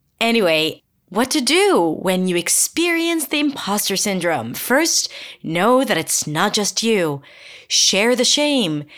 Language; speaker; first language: English; non-native, fluent; Hebrew